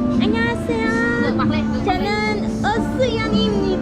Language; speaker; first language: Korean; non-native, learner; Vietnamese